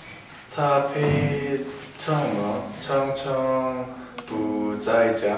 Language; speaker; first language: Chinese; non-native, learner; Korean